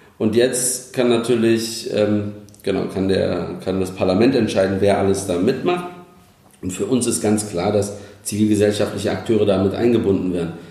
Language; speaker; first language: German; early bilingual, other home language; Turkish